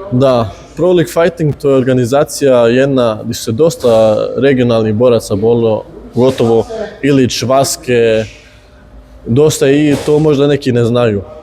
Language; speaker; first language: Bosnian; early bilingual, heritage; Bosnian